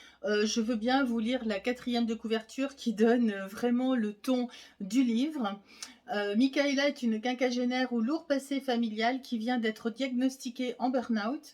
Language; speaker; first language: French; native; French